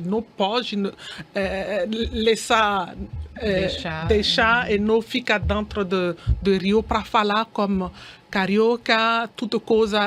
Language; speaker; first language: Portuguese; non-native, learner; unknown